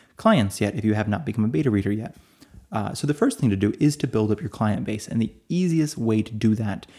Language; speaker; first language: English; native; English